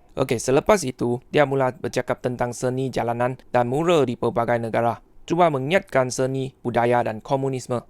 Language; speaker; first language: Malay; non-native, fluent; Chinese